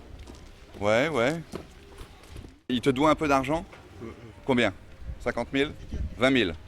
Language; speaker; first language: French; native; French